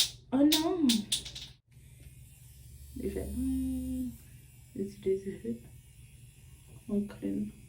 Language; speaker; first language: French; non-native, learner; Haitian Creole